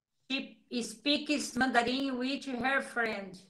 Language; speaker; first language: English; non-native, learner; Portuguese